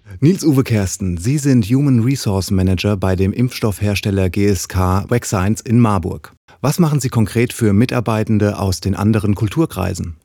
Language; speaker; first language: German; native; German